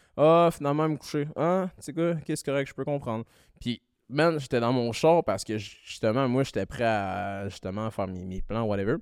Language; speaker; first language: French; early bilingual, other home language; Malagasy